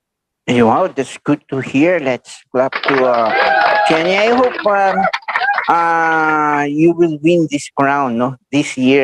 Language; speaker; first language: English; non-native, local second language; Filipino